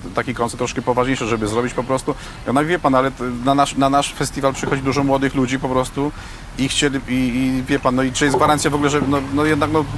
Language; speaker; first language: Polish; native; Polish